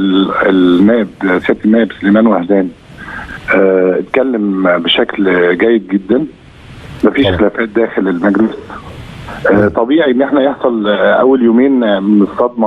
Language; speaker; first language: Arabic; native; Arabic